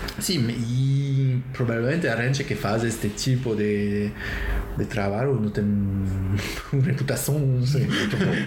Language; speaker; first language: Portuguese; non-native, learner; French